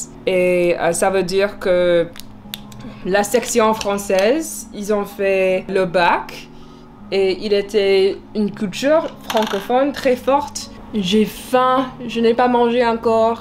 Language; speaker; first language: French; non-native, learner; English